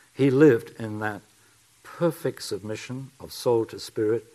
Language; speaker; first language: English; native; English